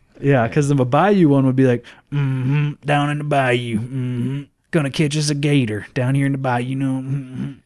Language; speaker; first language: English; native; English